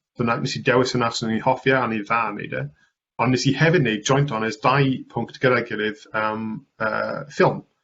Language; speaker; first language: Welsh; non-native, local second language; English